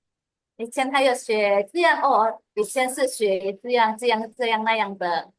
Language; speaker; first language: Chinese; non-native, learner; Indonesian